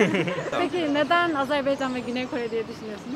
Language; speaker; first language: Turkish; native; Turkish